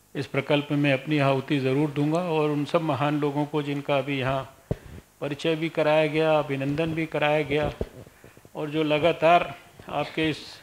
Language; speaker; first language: Hindi; native; Hindi